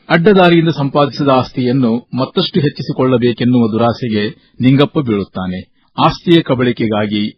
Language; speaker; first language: Kannada; native; Kannada